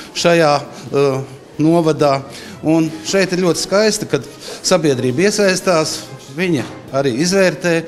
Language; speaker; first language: Latvian; native; Latvian